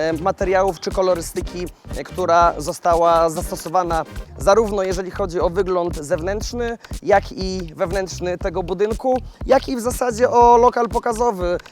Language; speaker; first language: Polish; native; Polish